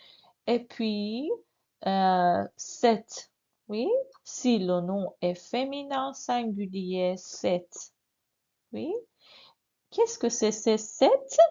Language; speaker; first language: French; non-native, fluent; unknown